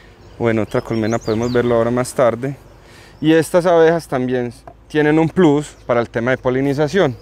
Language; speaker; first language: Spanish; native; Spanish